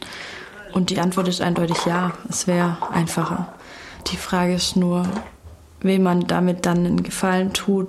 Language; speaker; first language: German; native; German